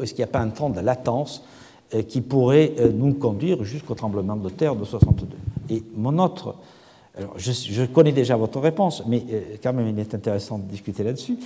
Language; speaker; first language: French; native; French